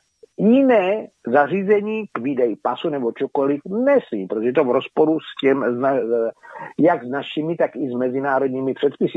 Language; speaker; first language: Czech; native; Czech